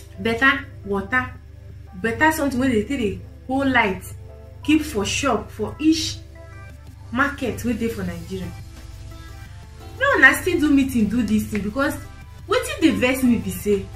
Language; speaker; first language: Nigerian Pidgin; non-native, local second language; Igbo